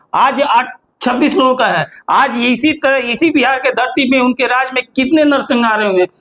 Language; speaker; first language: Hindi; native; Hindi